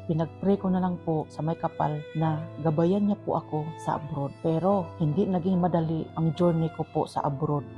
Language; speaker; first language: Filipino; non-native, local second language; Cebuano